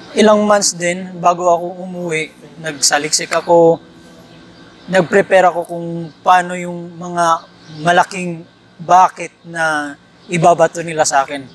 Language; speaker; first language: Filipino; native; Filipino